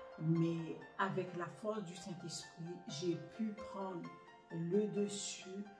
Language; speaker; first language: French; non-native, local second language; Haitian Creole